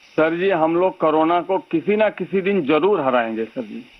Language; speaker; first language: Hindi; native; Hindi